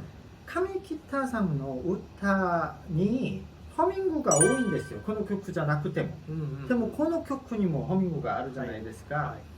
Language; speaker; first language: Japanese; non-native, learner; Korean